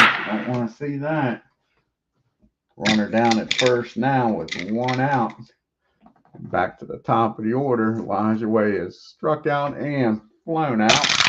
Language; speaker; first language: English; native; English